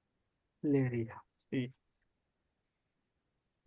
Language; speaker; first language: Portuguese; non-native, learner; Bangla